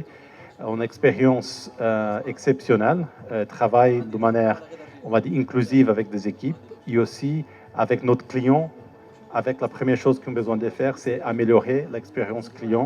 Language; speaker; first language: French; non-native, fluent; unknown